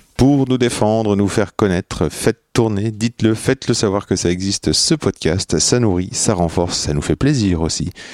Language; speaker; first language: French; native; French